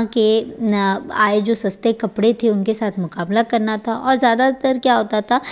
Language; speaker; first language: Hindi; native; Hindi